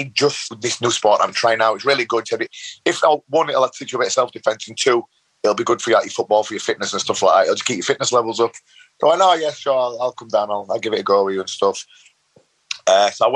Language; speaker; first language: English; native; English